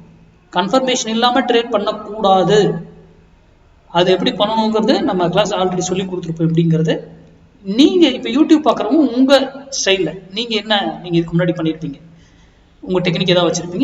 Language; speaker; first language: Tamil; native; Tamil